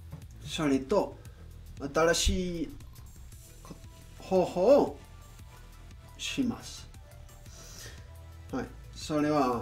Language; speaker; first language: Japanese; non-native, learner; English